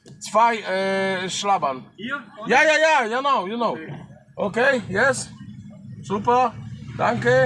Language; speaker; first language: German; non-native, learner; Polish